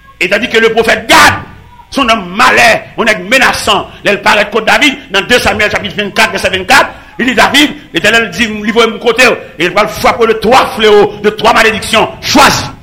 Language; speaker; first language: French; non-native, local second language; Haitian Creole